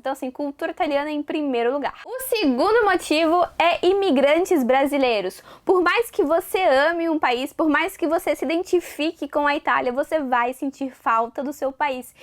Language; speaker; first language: Portuguese; native; Portuguese